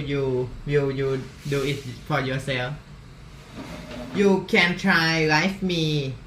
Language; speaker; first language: English; non-native, learner; Thai